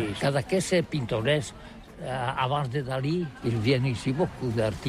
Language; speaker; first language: French; non-native, learner; Catalan